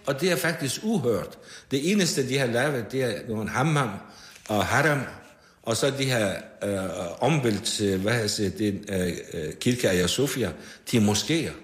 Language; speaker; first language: Danish; non-native, fluent; Persian